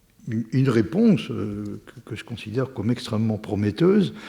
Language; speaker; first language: French; native; French